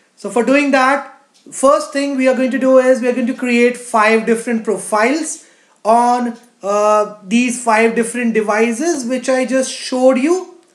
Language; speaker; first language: English; non-native, local second language; Hindi